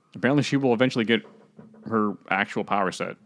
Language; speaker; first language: English; native; English